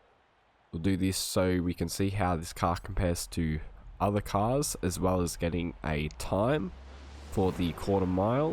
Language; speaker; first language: English; native; English